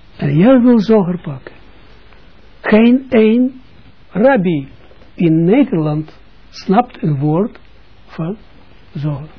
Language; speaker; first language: Dutch; non-native, fluent; Russian